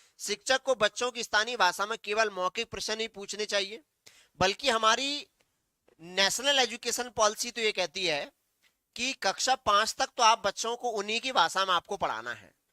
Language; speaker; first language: Hindi; native; Hindi